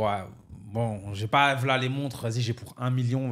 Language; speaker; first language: French; native; French